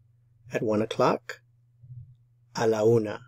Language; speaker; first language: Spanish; non-native, fluent; English